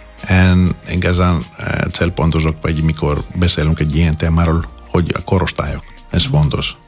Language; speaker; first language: Hungarian; non-native, fluent; Greek